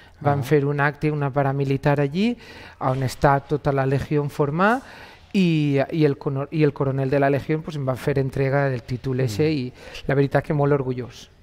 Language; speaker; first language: Catalan; native; Catalan